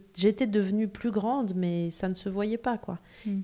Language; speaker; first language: French; native; French